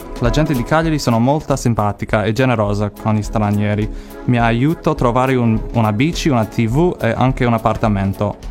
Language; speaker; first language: Italian; non-native, learner; English